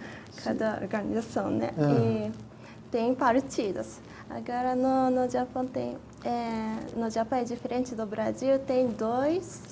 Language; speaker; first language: Portuguese; non-native, fluent; Japanese